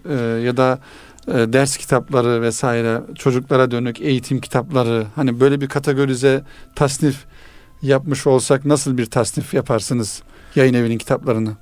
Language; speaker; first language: Turkish; native; Turkish